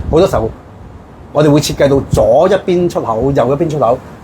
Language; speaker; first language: Cantonese; native; Cantonese